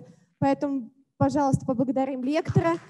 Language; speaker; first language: Russian; native; Russian